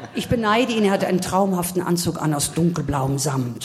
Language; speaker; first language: German; native; German